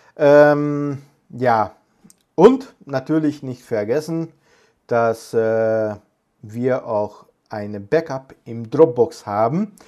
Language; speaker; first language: German; non-native, fluent; Hungarian